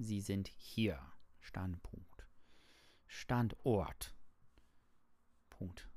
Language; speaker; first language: German; non-native, learner; English